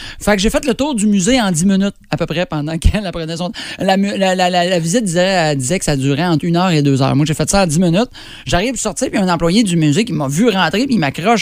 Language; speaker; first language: French; native; French